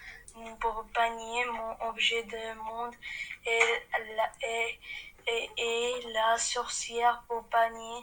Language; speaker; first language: French; non-native, learner; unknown